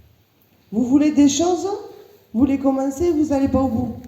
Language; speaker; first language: French; native; French